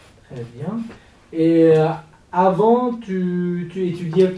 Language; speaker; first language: French; non-native, fluent; Kurdish